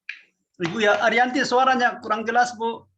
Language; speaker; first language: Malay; non-native, fluent; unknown